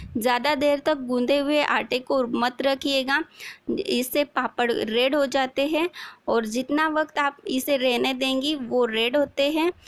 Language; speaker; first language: Hindi; non-native, local second language; Marathi